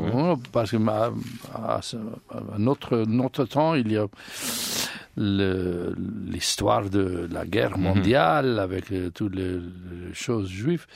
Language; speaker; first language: French; non-native, learner; English